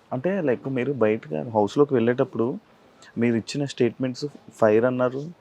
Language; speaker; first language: Telugu; native; Telugu